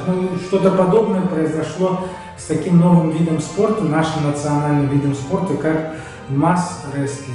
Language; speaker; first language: Russian; native; Russian